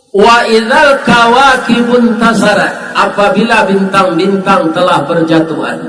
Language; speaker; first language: Malay; non-native, local second language; Minangkabau